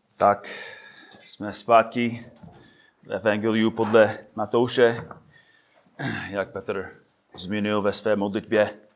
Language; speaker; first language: Czech; non-native, fluent; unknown